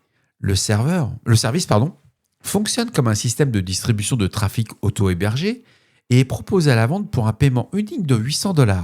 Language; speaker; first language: French; native; French